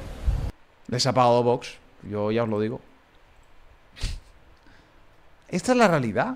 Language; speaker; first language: Spanish; native; Spanish